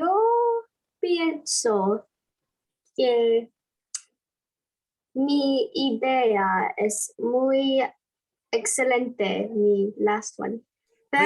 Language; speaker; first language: Spanish; non-native, learner; English